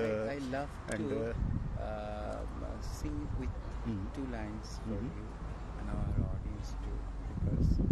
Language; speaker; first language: English; non-native, learner; Bangla